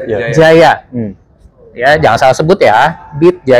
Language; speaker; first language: Indonesian; native; Indonesian